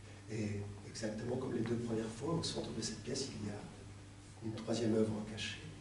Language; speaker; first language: French; native; French